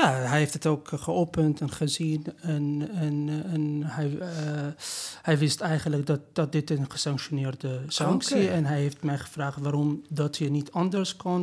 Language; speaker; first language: Dutch; non-native, fluent; Persian